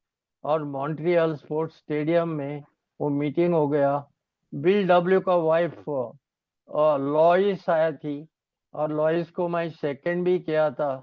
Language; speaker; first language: Hindi; non-native, local second language; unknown